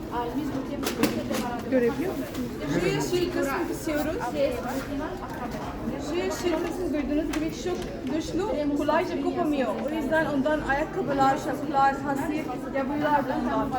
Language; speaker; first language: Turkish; non-native, learner; Arabic